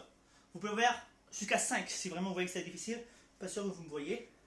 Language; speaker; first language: French; native; French